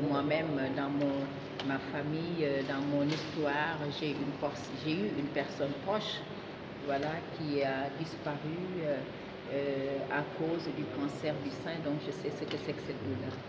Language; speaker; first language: French; non-native, local second language; Wolof